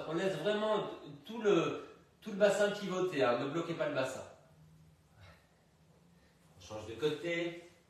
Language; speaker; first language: French; native; French